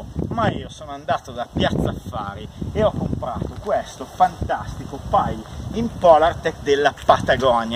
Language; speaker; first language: Italian; native; Italian